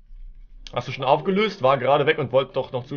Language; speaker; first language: German; native; German